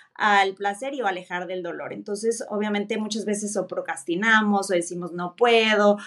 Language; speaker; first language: Spanish; native; Spanish